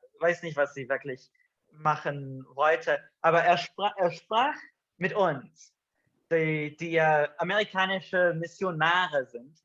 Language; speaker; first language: German; non-native, fluent; English